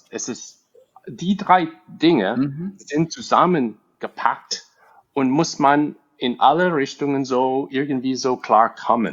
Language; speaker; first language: German; non-native, fluent; English